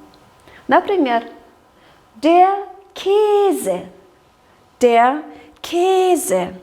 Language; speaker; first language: German; non-native, fluent; Kyrgyz